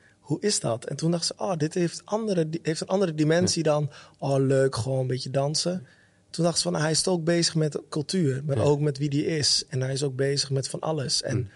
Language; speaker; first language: Dutch; early bilingual, other home language; Somali